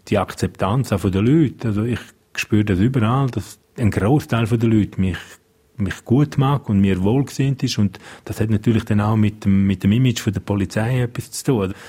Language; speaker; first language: German; non-native, local second language; Romansh